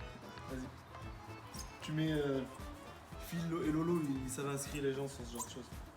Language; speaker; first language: French; native; French